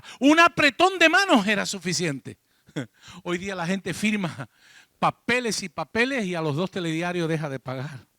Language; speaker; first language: Spanish; native; Spanish